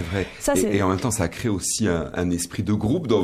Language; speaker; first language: French; native; French